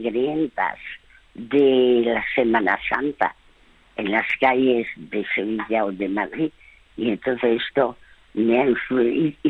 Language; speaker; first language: Spanish; early bilingual, other home language; French